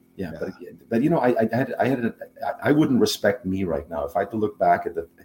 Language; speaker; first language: English; non-native, fluent; German